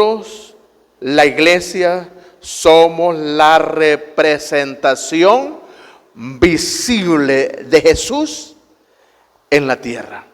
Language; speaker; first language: Spanish; native; Spanish